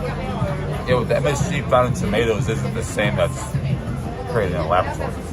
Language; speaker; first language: English; native; English